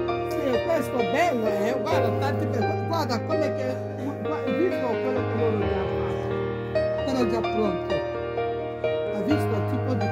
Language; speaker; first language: Italian; non-native, learner; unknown